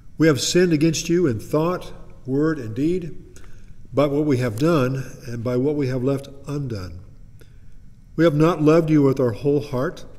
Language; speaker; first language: English; native; English